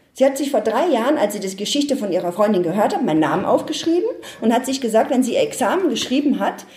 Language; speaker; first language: German; native; German